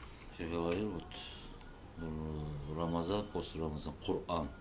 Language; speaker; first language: Russian; non-native, local second language; Uzbek